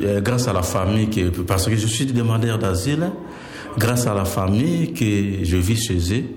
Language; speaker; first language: French; non-native, local second language; Lingala